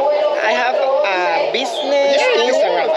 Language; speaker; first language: English; non-native, fluent; Spanish